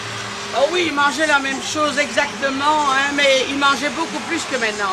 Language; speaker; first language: French; native; French